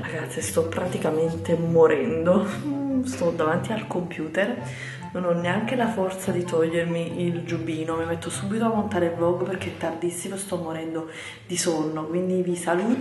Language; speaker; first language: Italian; native; Italian